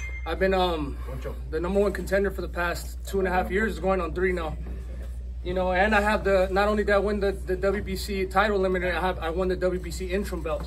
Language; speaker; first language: English; early bilingual, other home language; Spanish